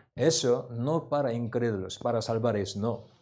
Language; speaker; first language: Spanish; non-native, learner; Korean